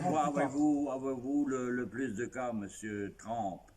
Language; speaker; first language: French; native; French